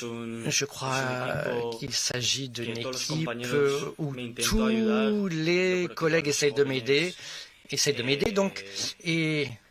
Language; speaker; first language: French; non-native, fluent; Spanish